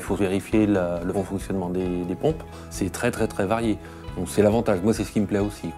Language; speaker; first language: French; native; French